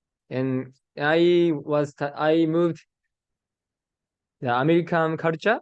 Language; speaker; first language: English; non-native, learner; Japanese